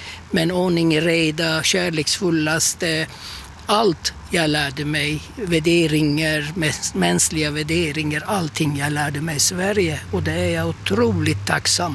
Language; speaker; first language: Swedish; non-native, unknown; Turkish